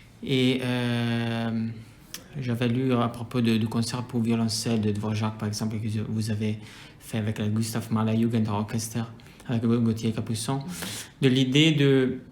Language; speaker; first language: French; non-native, fluent; Italian